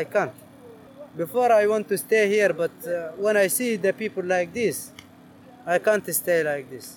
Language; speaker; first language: English; non-native, learner; Arabic